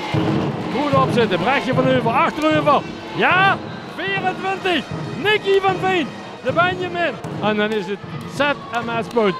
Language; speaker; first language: Dutch; native; Dutch